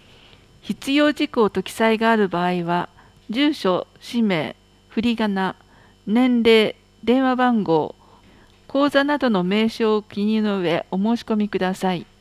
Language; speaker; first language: Japanese; native; Japanese